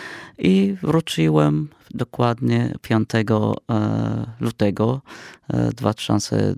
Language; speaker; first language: Polish; non-native, fluent; Arabic